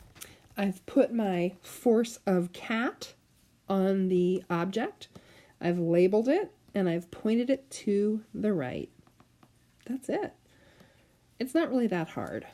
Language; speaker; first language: English; native; English